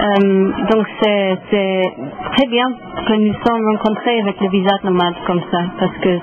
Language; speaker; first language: French; non-native, learner; English